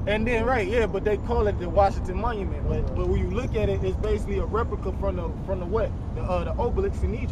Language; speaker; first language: English; native; English